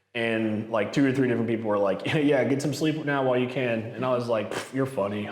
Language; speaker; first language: English; native; English